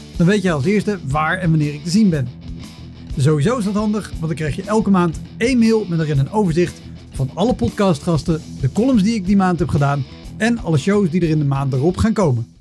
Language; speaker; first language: Dutch; native; Dutch